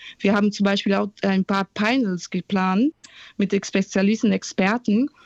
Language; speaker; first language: German; non-native, fluent; Portuguese